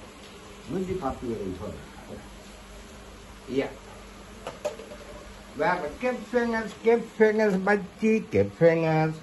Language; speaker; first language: Dutch; non-native, local second language; Caribbean Hindustani